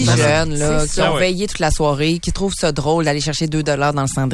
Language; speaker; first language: French; native; French